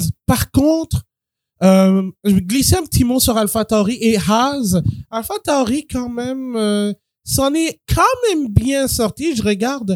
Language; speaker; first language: French; native; French